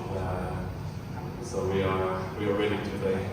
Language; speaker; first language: English; early bilingual, heritage; English